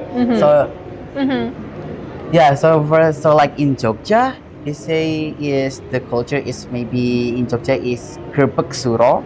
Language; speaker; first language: English; non-native, learner; Indonesian